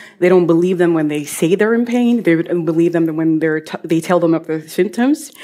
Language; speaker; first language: English; non-native, fluent; Norwegian